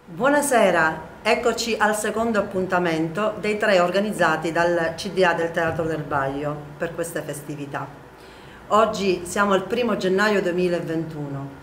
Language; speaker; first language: Italian; native; Italian